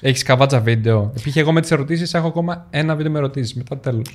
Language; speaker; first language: Greek; native; Greek